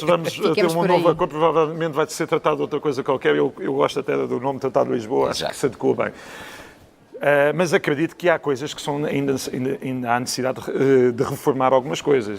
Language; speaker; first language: Portuguese; native; Portuguese